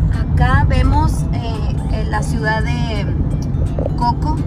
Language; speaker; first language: Spanish; native; Spanish